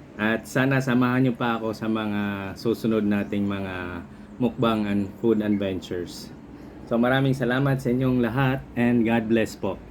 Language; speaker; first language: Filipino; non-native, local second language; Cebuano